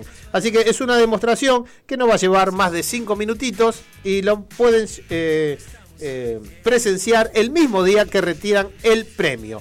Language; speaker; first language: Spanish; native; Spanish